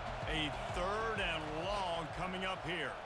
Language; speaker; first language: English; native; English